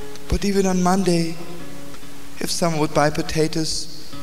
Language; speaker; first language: English; native; English